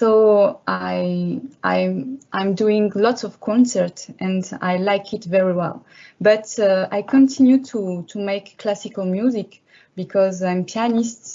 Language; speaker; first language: English; non-native, learner; French